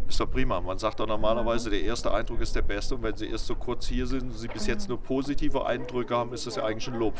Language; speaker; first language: German; native; German